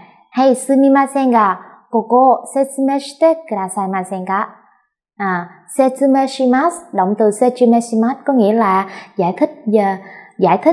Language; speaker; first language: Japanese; non-native, fluent; Vietnamese